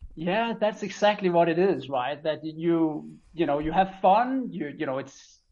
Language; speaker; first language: English; non-native, fluent; Danish